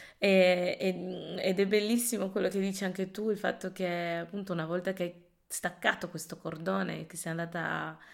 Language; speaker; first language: Italian; early bilingual, other home language; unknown